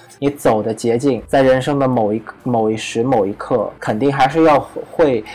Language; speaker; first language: Chinese; non-native, fluent; Vietnamese